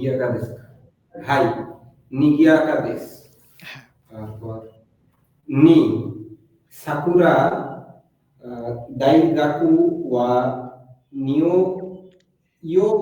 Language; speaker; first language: Japanese; non-native, learner; Bangla